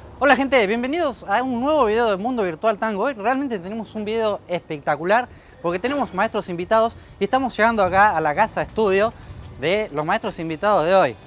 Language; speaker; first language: Spanish; native; Spanish